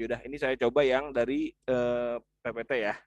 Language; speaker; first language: Indonesian; native; Indonesian